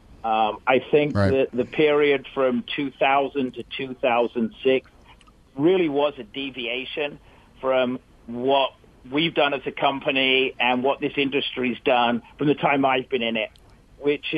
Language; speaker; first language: English; native; English